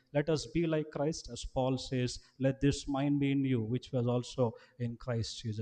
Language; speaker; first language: English; non-native, local second language; Telugu